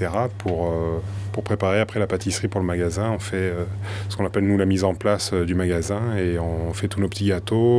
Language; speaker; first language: French; native; French